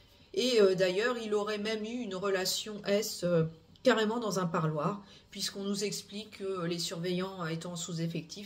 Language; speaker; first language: French; native; French